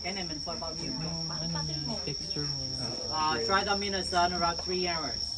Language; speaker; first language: English; non-native, fluent; Vietnamese